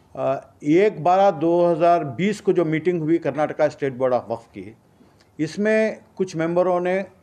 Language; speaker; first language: Hindi; non-native, local second language; Urdu